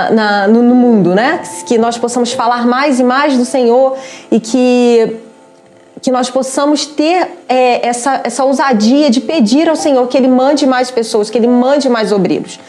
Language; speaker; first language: Portuguese; native; Portuguese